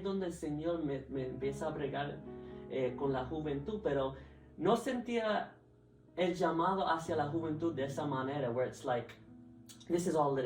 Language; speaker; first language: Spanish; early bilingual, heritage; Spanish